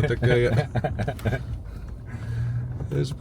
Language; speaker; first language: Russian; native; Russian